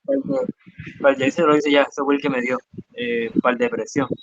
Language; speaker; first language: Spanish; native; Spanish